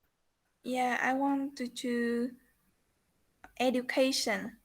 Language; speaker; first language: English; non-native, learner; Vietnamese